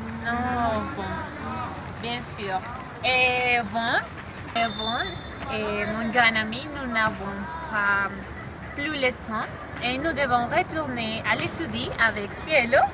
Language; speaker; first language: French; non-native, learner; Spanish